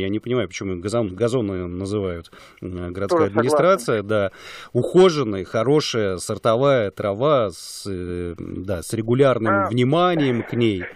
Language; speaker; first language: Russian; native; Russian